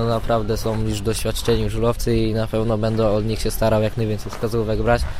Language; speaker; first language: Polish; native; Polish